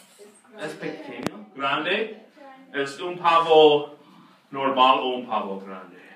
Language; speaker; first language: Spanish; non-native, fluent; English